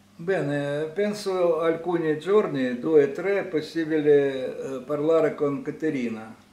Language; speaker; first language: Italian; non-native, learner; Russian